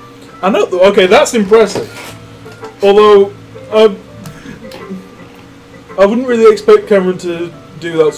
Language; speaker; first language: English; native; English